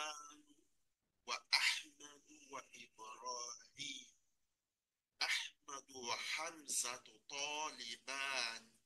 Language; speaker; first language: Arabic; non-native, learner; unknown